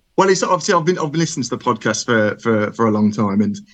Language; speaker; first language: English; native; English